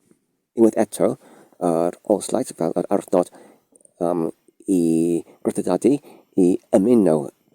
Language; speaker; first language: Welsh; non-native, learner; English